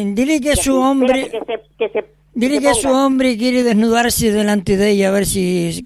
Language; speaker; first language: Spanish; native; Spanish